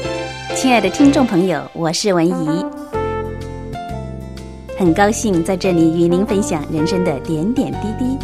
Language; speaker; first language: Chinese; native; Chinese